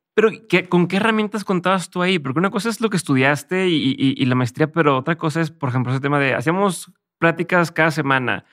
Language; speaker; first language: Spanish; native; Spanish